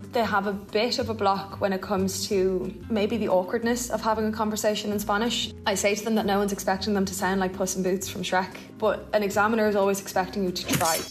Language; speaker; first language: English; native; English